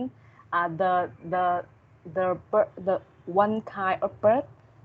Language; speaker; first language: English; non-native, learner; Vietnamese